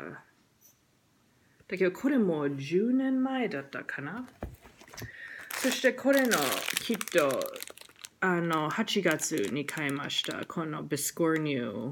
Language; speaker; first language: Japanese; non-native, learner; English